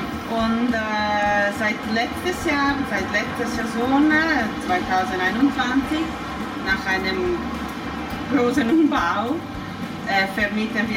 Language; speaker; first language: German; non-native, fluent; Italian